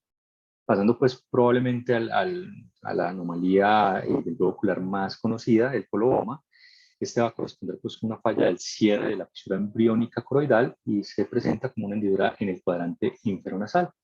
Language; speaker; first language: Spanish; native; Spanish